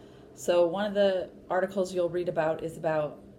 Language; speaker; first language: English; native; English